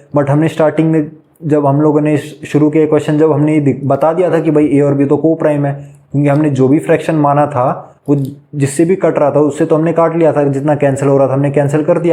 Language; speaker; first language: Hindi; native; Hindi